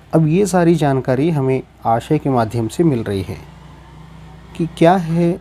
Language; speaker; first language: Hindi; non-native, local second language; Kannada